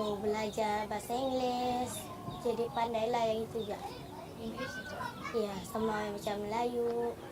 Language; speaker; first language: Indonesian; early bilingual, other home language; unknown